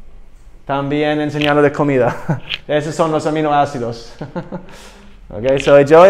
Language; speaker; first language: Spanish; non-native, learner; English